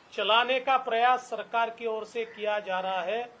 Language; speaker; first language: Hindi; non-native, local second language; Marathi